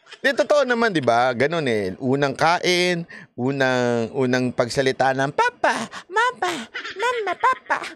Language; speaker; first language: Filipino; native; Filipino